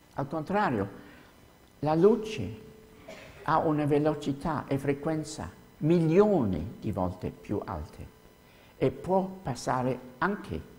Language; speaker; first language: Italian; non-native, fluent; English